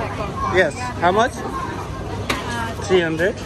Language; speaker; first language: English; non-native, learner; Nepali